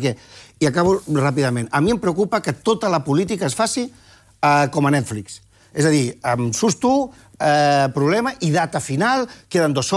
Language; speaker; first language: Catalan; native; Catalan